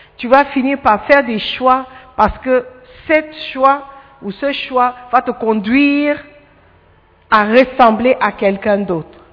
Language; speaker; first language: French; non-native, fluent; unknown